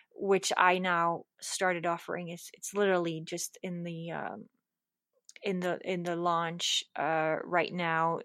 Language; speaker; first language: English; non-native, fluent; German